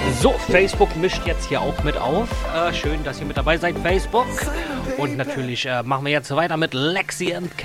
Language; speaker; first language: German; native; German